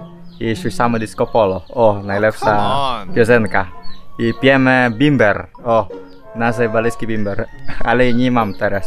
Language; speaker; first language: Polish; non-native, learner; Indonesian